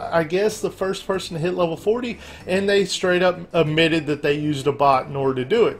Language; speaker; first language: English; native; English